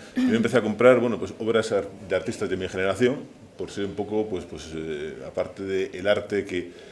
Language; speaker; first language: Spanish; native; Spanish